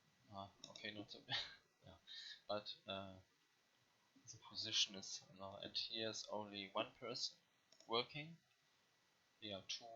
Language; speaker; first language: English; non-native, learner; German